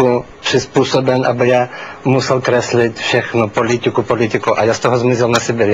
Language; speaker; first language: Czech; non-native, learner; Russian